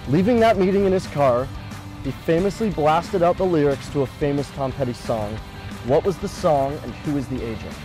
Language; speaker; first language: English; native; English